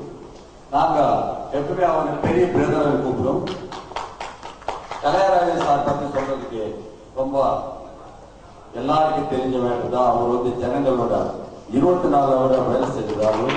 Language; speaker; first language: Tamil; non-native, local second language; Telugu